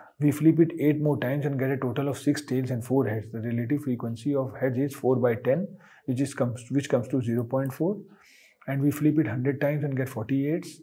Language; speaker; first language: English; non-native, local second language; Hindi